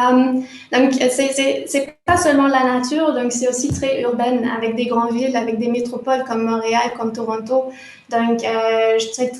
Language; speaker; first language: French; non-native, fluent; German